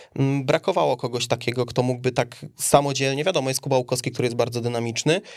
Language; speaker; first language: Polish; native; Polish